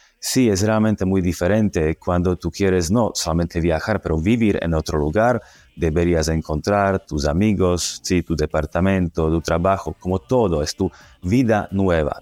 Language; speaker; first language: Spanish; non-native, fluent; Slovak